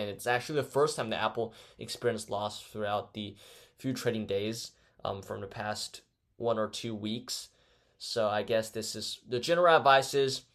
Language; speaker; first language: English; non-native, fluent; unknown